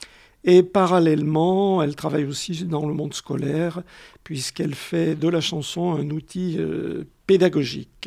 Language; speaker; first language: French; native; French